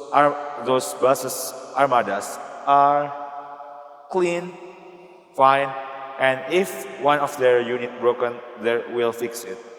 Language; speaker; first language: English; non-native, learner; Indonesian